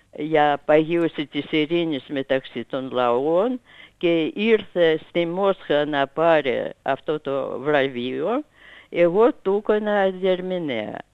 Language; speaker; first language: Greek; non-native, fluent; Russian